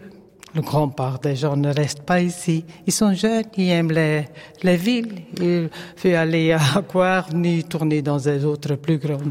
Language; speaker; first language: French; non-native, learner; Dutch